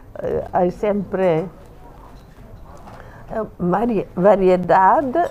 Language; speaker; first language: Spanish; non-native, fluent; Italian